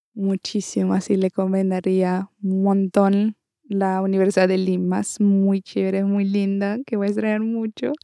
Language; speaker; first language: Spanish; non-native, learner; Portuguese